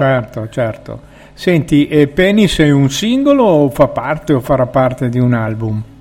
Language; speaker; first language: Italian; native; Italian